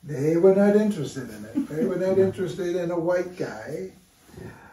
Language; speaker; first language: English; native; English